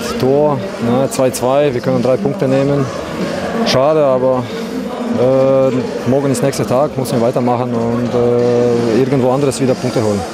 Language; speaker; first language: German; non-native, learner; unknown